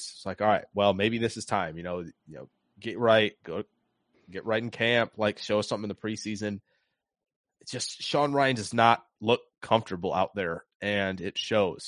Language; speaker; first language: English; native; English